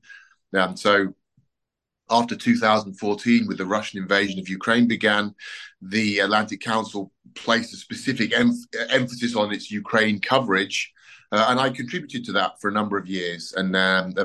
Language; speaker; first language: English; native; English